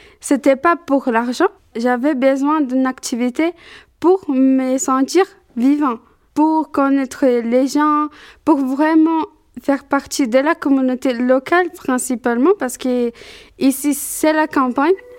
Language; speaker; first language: French; non-native, fluent; Portuguese